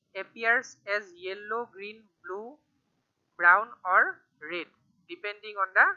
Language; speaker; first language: English; non-native, local second language; Assamese